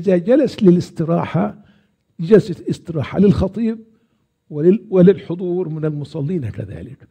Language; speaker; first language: Arabic; native; Arabic